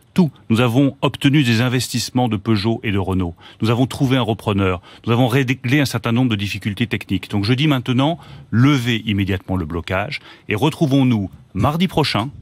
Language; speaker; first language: French; native; French